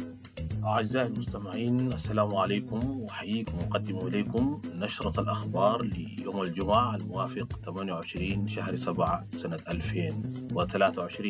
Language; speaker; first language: Arabic; native; Arabic